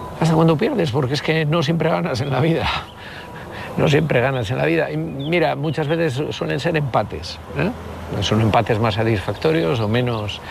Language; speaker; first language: Spanish; native; Spanish